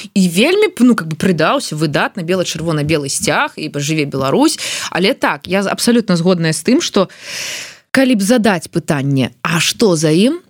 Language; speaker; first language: Belarusian; non-native, local second language; Russian